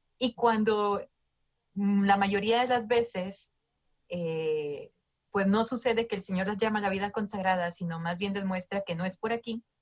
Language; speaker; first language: Spanish; native; Spanish